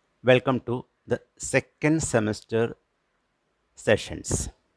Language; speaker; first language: English; non-native, local second language; Malayalam